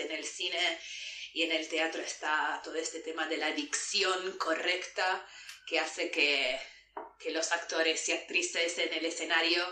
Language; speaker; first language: Spanish; non-native, fluent; Italian